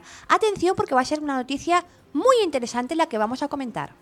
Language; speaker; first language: Spanish; native; Spanish